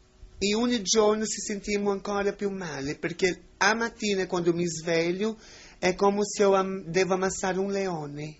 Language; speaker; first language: Italian; non-native, fluent; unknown